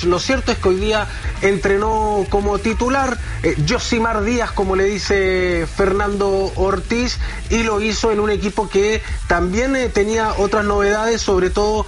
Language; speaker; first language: Spanish; native; Spanish